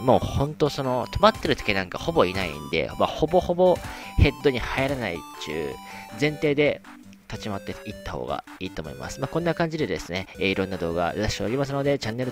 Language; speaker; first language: Japanese; native; Japanese